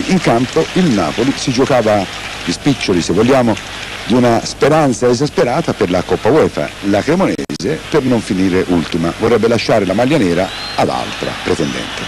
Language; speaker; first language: Italian; native; Italian